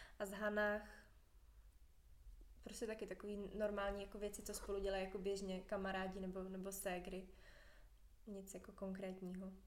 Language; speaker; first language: Czech; native; Czech